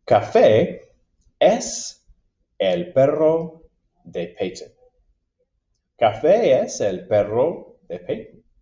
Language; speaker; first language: Spanish; non-native, fluent; English